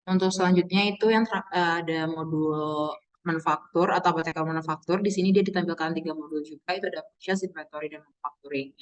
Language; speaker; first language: Indonesian; native; Indonesian